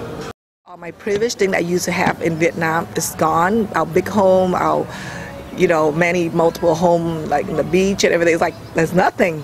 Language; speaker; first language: English; early bilingual, other home language; Vietnamese